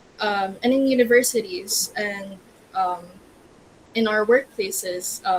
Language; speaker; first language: English; non-native, local second language; Filipino